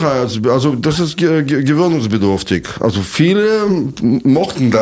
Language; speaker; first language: German; non-native, fluent; Russian